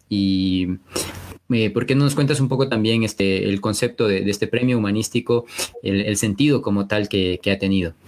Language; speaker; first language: Spanish; native; Spanish